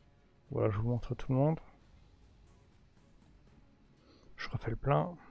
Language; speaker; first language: French; native; French